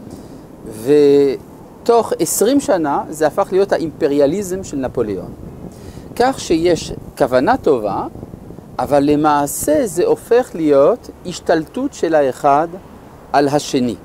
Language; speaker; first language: Hebrew; non-native, fluent; French